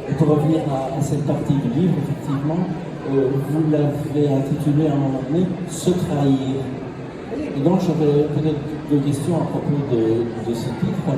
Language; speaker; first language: French; native; French